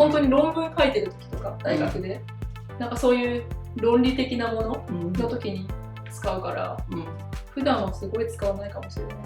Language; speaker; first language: Japanese; native; Japanese